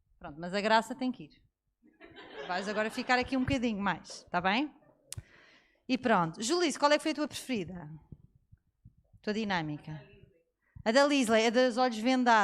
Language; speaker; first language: Portuguese; native; Portuguese